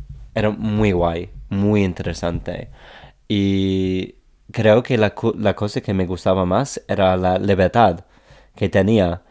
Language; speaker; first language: Spanish; non-native, fluent; English